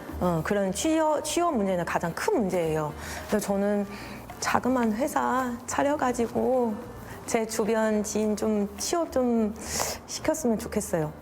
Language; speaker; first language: Korean; non-native, fluent; Chinese